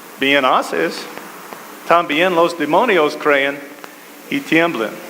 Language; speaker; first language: Spanish; non-native, fluent; English